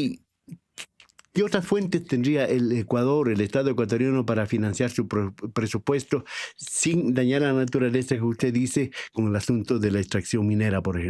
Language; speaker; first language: Spanish; native; Spanish